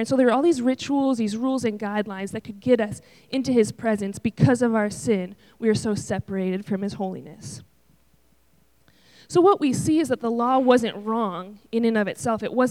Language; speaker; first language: English; native; English